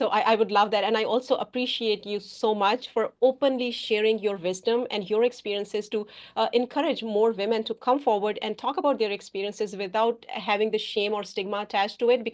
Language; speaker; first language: English; non-native, fluent; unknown